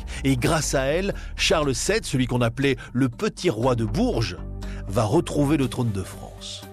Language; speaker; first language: French; native; French